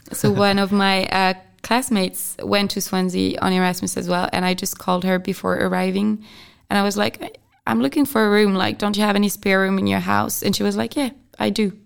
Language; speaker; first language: English; non-native, fluent; French